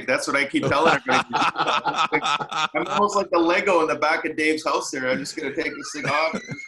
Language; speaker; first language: English; native; English